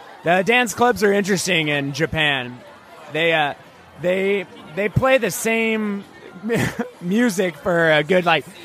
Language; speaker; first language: English; native; English